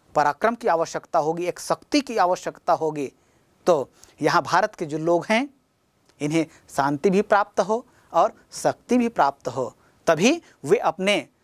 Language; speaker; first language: Hindi; native; Hindi